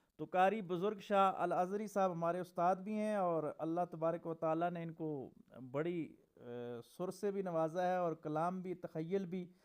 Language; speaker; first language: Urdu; non-native, local second language; Pahari-Potwari